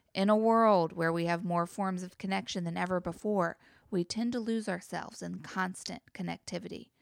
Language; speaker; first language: English; native; English